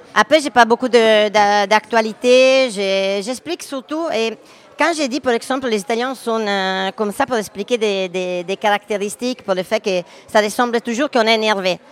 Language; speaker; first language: French; non-native, fluent; Italian